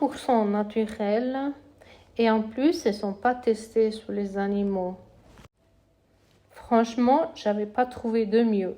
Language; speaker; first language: French; non-native, fluent; Italian